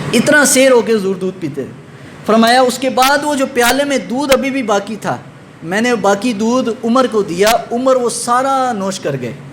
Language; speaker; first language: Urdu; non-native, local second language; Punjabi